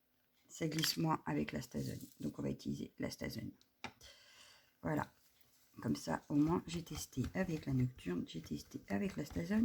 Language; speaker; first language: French; native; French